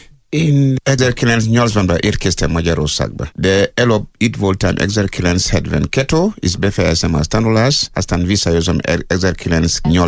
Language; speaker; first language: Hungarian; non-native, learner; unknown